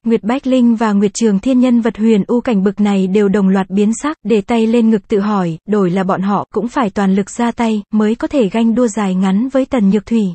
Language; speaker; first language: Vietnamese; native; Vietnamese